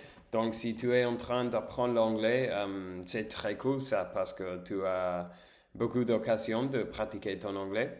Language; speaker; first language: French; non-native, learner; English